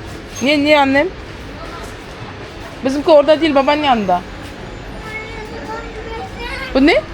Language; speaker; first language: Turkish; non-native, learner; Kazakh